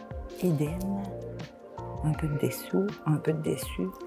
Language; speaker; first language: French; native; French